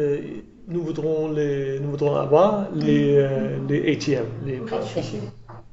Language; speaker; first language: French; non-native, learner; English